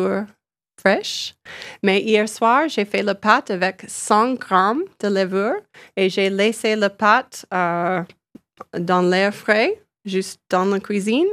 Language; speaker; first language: French; non-native, learner; English